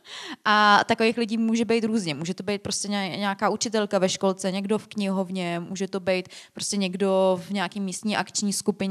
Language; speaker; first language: Czech; native; Czech